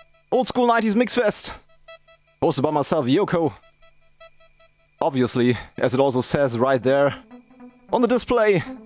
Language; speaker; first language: English; non-native, fluent; German